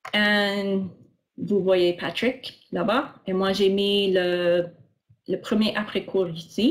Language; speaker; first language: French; non-native, local second language; English